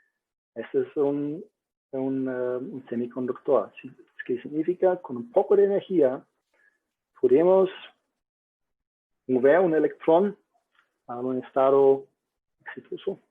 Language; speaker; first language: Spanish; non-native, learner; German